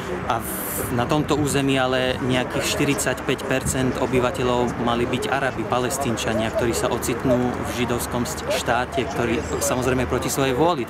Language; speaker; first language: Slovak; non-native, fluent; Arabic